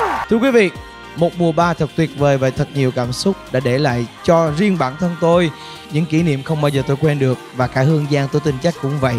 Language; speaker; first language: Vietnamese; native; Vietnamese